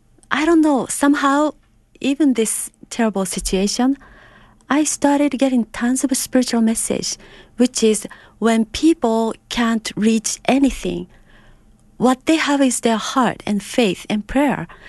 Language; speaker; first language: English; non-native, fluent; Japanese